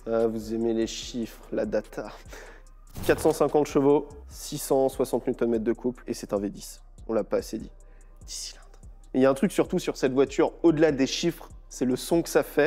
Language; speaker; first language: French; native; French